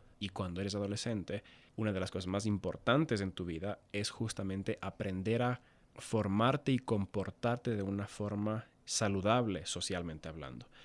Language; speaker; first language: Spanish; native; Spanish